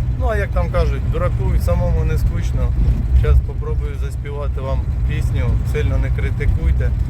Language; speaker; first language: Ukrainian; native; Ukrainian